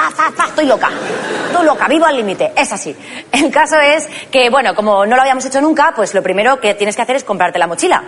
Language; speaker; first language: Spanish; native; Spanish